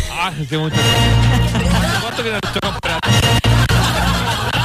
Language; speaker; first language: Spanish; native; Spanish